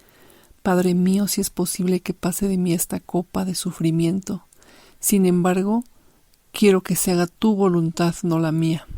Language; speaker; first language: Spanish; native; Spanish